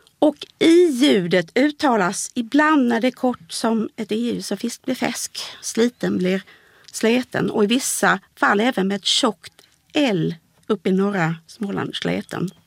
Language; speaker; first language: Swedish; native; Swedish